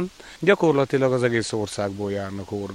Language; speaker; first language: Hungarian; native; Hungarian